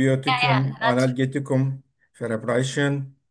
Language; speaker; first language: German; non-native, learner; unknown